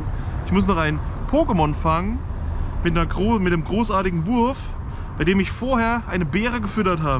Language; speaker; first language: German; native; German